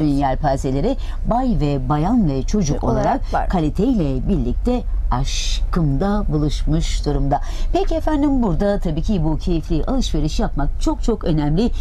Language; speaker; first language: Turkish; native; Turkish